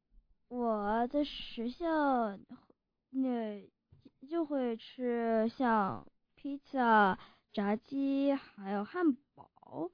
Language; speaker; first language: Chinese; early bilingual, heritage; Chinese